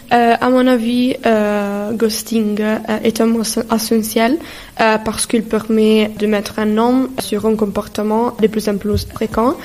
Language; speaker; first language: French; non-native, fluent; Italian